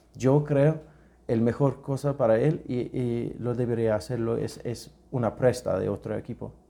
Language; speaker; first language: Spanish; non-native, learner; English